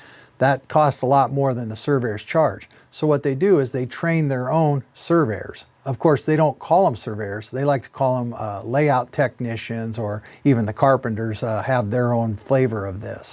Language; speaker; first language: English; native; English